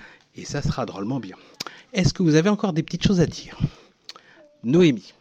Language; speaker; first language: French; native; French